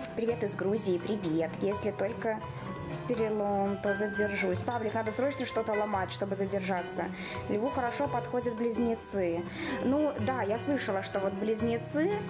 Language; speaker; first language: Russian; native; Russian